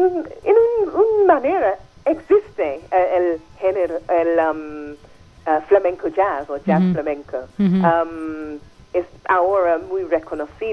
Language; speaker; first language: Spanish; non-native, fluent; English